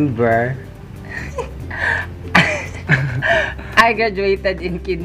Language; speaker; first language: English; non-native, local second language; Cebuano